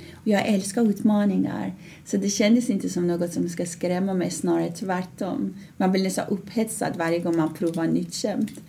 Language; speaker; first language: Swedish; non-native, fluent; Persian